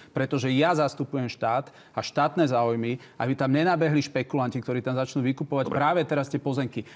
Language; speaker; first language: Slovak; native; Slovak